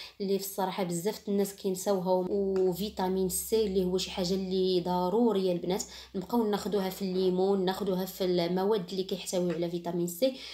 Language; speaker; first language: Arabic; native; Arabic